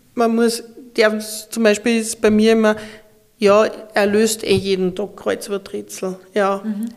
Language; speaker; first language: German; native; German